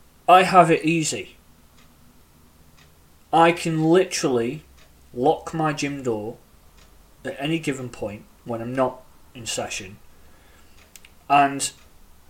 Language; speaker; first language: English; native; English